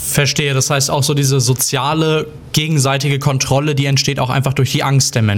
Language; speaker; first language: German; early bilingual, other home language; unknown